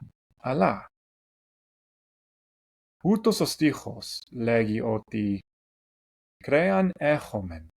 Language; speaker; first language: Greek; non-native, fluent; English